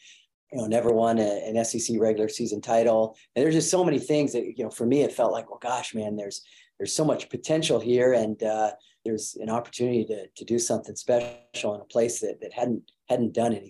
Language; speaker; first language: English; native; English